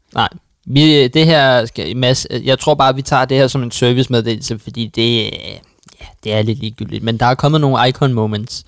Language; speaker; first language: Danish; native; Danish